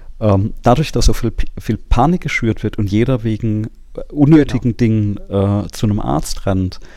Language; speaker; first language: German; native; German